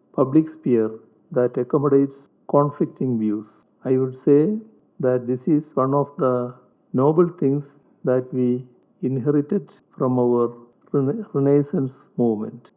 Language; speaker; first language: English; non-native, local second language; Malayalam